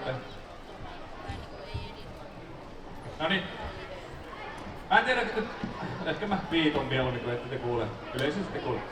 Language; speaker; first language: Finnish; native; Finnish